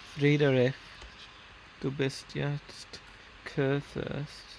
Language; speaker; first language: German; non-native, learner; English